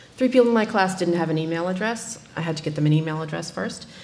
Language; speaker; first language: English; native; English